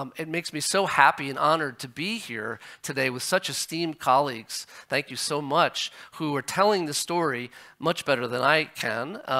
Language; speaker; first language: English; native; English